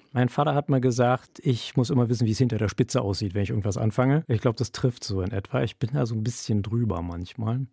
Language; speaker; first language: German; native; German